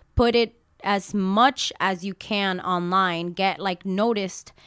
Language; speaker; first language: English; early bilingual, other home language; Spanish